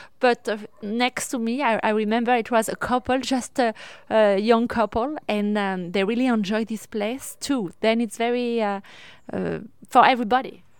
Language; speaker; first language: English; non-native, learner; French